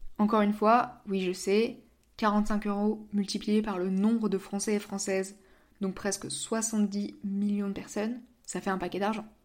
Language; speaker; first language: French; native; French